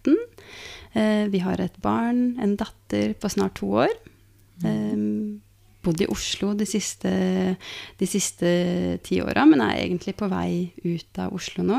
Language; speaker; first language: Norwegian; native; Norwegian